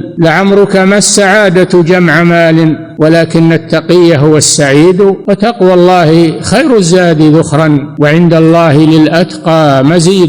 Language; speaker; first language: Arabic; native; Arabic